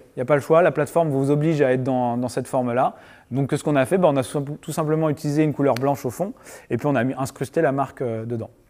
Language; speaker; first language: French; native; French